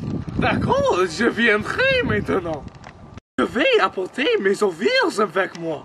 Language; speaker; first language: French; non-native, learner; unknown